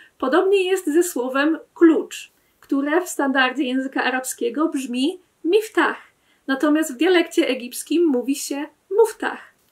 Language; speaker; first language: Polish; native; Polish